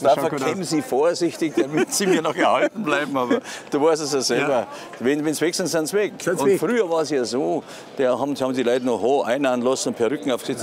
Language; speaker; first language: German; native; German